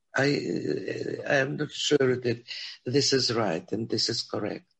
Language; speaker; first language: English; non-native, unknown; Ukrainian